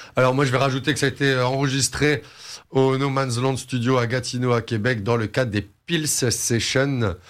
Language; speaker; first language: French; native; French